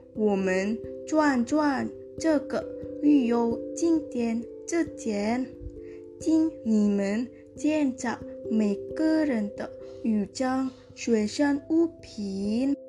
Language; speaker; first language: Chinese; non-native, learner; Indonesian